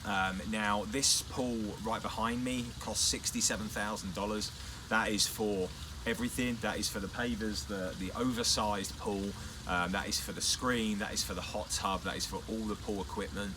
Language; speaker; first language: English; native; English